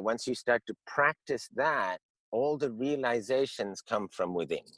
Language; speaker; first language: English; early bilingual, heritage; English